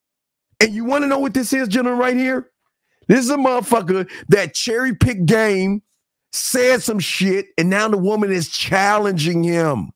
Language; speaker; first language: English; native; English